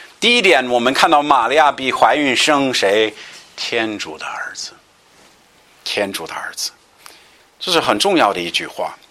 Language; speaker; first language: Chinese; non-native, fluent; English